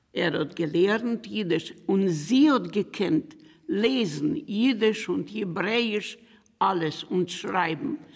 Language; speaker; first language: German; non-native, learner; Ukrainian